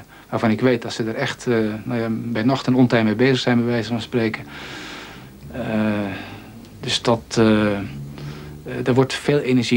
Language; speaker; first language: Dutch; native; Dutch